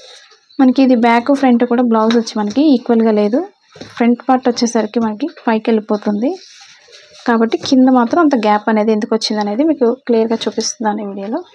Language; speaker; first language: Telugu; native; Telugu